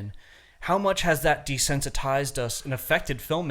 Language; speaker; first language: English; native; English